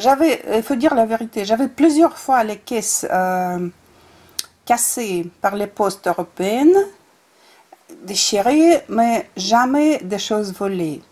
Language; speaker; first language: French; non-native, fluent; Russian